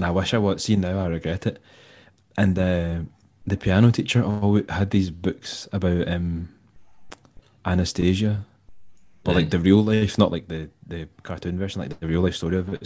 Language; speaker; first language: English; native; English